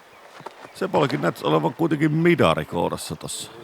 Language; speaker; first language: Finnish; native; Finnish